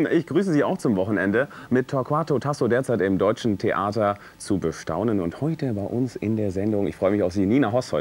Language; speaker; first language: German; native; German